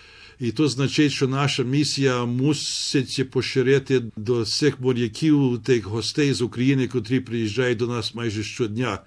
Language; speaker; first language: Ukrainian; early bilingual, heritage; Ukrainian